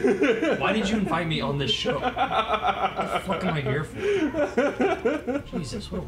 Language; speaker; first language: English; native; English